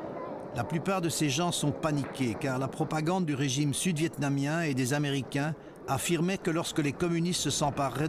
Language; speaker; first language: French; native; French